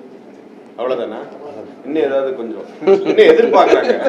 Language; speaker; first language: Tamil; native; Tamil